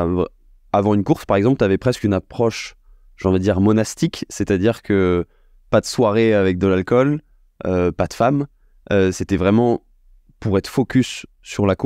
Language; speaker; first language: French; native; French